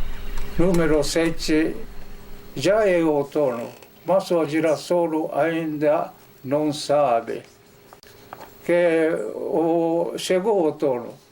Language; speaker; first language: Portuguese; non-native, fluent; Japanese